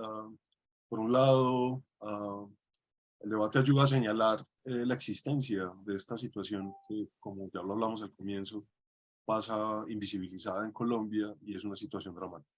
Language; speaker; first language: Spanish; native; Spanish